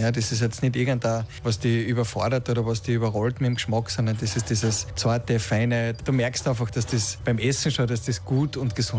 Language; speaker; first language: German; native; German